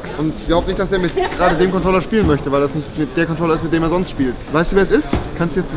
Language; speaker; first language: German; native; German